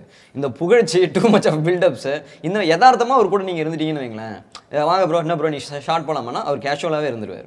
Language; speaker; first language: Tamil; native; Tamil